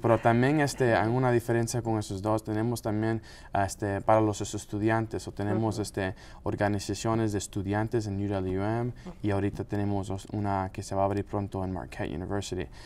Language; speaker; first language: Spanish; non-native, local second language; English